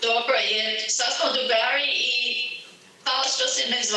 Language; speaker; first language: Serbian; early bilingual, heritage; Serbian